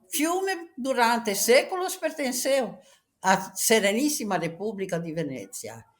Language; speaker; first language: Portuguese; non-native, fluent; Venetian